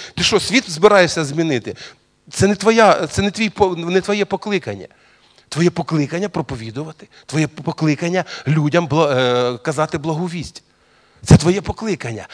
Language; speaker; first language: Ukrainian; non-native, local second language; Russian